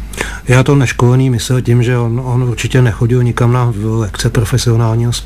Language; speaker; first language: Czech; native; Czech